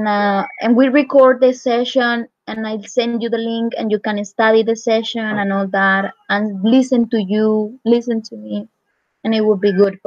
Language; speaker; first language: English; non-native, fluent; Spanish